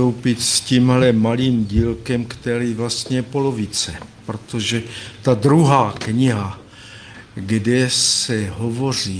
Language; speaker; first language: Czech; native; Czech